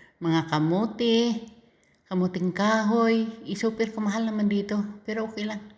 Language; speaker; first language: Filipino; non-native, local second language; Cebuano